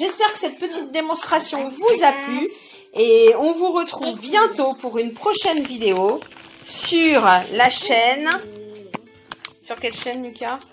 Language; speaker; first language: French; native; French